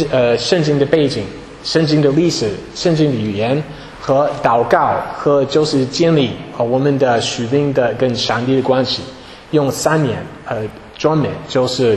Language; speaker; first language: Chinese; non-native, fluent; English